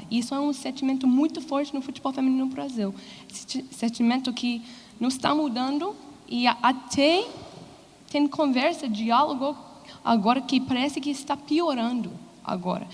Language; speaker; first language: Portuguese; non-native, fluent; English